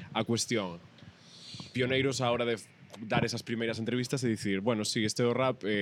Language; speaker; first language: Galician; native; Galician